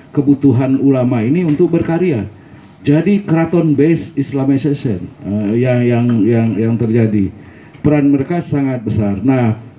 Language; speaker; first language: Indonesian; non-native, local second language; Minangkabau